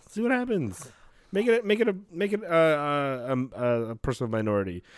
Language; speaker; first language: English; native; English